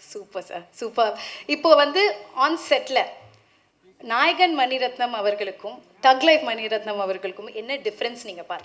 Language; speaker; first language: Tamil; native; Tamil